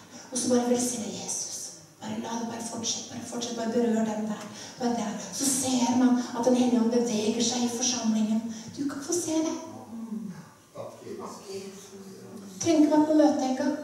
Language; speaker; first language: Norwegian; native; Norwegian